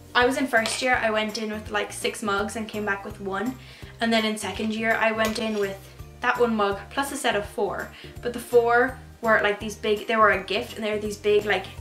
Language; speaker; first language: English; native; English